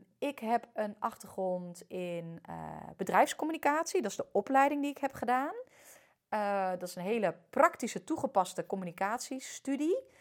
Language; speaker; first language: Dutch; early bilingual, other home language; French